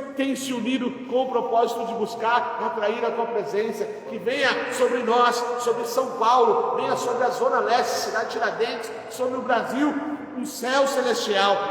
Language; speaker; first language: Portuguese; native; Portuguese